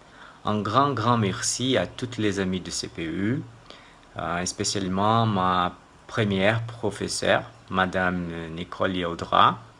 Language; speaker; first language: French; non-native, fluent; Portuguese